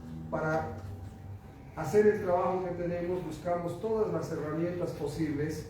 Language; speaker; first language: Spanish; native; Spanish